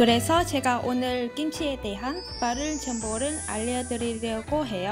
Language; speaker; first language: Korean; non-native, fluent; Vietnamese